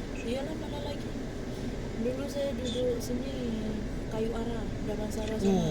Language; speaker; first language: Malay; native; Malay